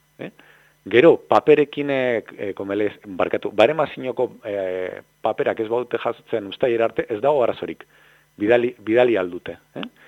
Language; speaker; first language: Basque; native; Basque